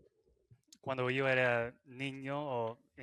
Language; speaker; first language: Spanish; non-native, fluent; English